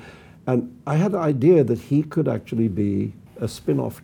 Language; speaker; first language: English; non-native, local second language; Urdu